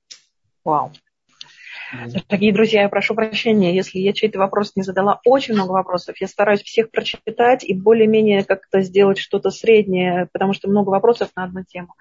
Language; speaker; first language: Russian; native; Russian